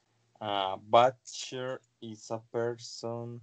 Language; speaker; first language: English; non-native, learner; Spanish